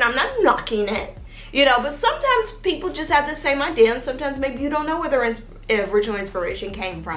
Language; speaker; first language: English; native; English